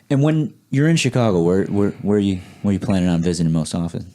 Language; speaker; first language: English; native; English